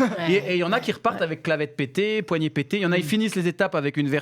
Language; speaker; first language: French; native; French